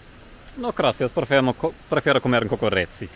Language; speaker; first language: Spanish; non-native, fluent; German